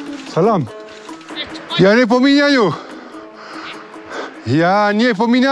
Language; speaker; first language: Russian; non-native, learner; French